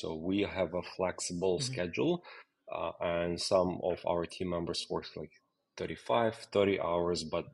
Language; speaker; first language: English; non-native, fluent; Ukrainian